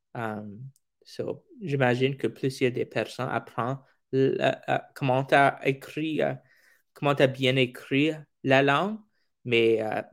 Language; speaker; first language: French; non-native, fluent; English